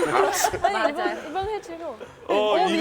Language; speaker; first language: Korean; non-native, fluent; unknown